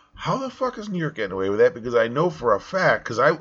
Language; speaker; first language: English; early bilingual, other home language; Italian